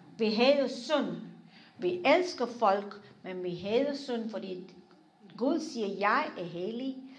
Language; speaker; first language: Danish; non-native, fluent; English